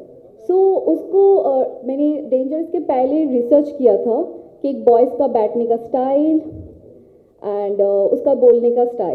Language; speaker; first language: Hindi; non-native, local second language; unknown